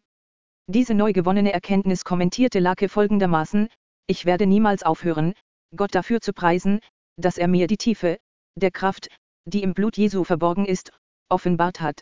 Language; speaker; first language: German; native; German